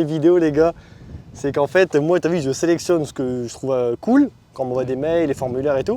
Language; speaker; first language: French; native; French